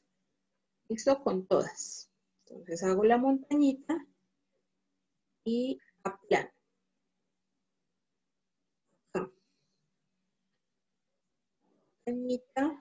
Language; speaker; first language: Spanish; native; Spanish